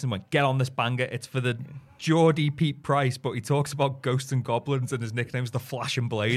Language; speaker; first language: English; native; English